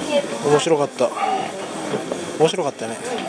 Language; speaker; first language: Japanese; native; Japanese